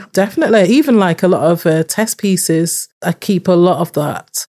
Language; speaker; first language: English; early bilingual, other home language; Yoruba